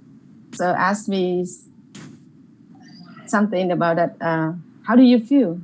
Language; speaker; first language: English; non-native, learner; Vietnamese